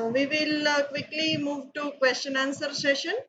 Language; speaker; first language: English; non-native, local second language; Gujarati